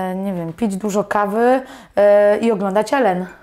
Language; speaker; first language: Polish; native; Polish